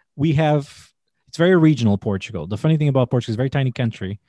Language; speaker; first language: English; non-native, fluent; Portuguese